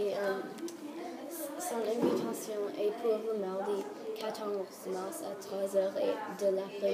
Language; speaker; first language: French; non-native, learner; English